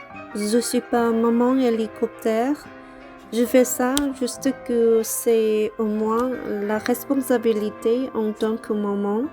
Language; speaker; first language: French; non-native, learner; Korean